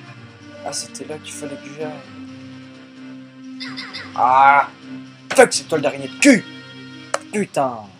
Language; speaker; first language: French; native; French